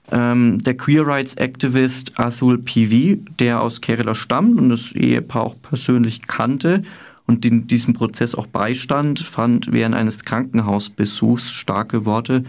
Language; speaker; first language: German; native; German